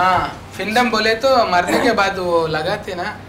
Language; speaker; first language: Hindi; non-native, local second language; Telugu